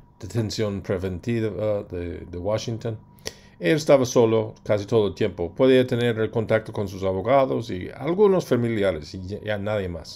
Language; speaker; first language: Spanish; non-native, fluent; English